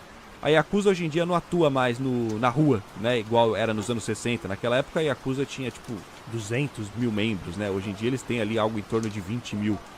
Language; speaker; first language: Portuguese; native; Portuguese